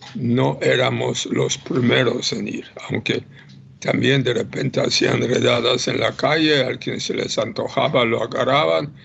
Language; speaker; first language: Spanish; non-native, fluent; Polish